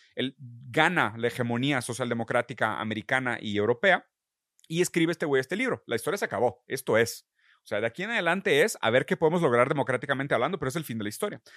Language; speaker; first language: Spanish; early bilingual, other home language; Portuguese